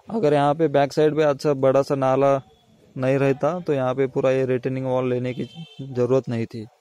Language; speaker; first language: Hindi; non-native, local second language; Marathi